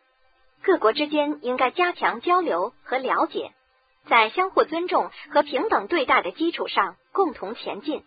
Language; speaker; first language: Chinese; native; Chinese